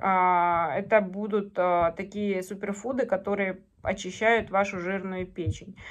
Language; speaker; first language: Russian; native; Russian